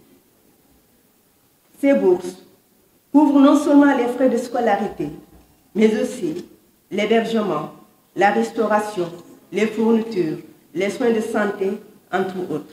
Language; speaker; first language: French; non-native, local second language; Wolof